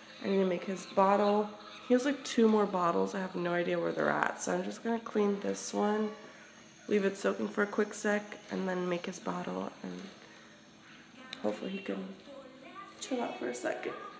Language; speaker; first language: English; early bilingual, other home language; Spanish